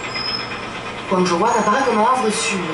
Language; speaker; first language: French; native; French